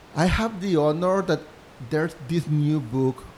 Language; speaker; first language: English; non-native, fluent; Spanish